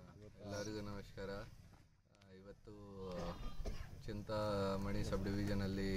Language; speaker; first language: Kannada; non-native, learner; Hindi